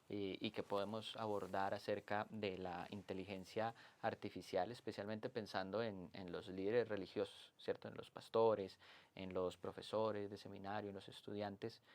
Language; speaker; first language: Spanish; native; Spanish